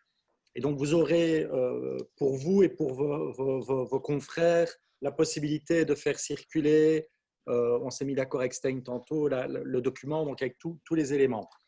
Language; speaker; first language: French; native; French